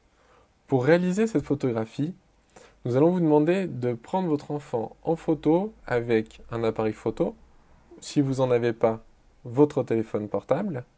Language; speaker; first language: French; native; French